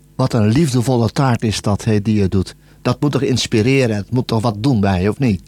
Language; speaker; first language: Dutch; native; Dutch